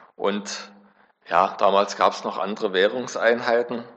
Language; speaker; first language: German; native; German